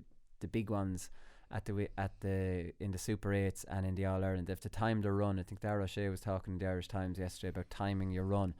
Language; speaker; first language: English; native; English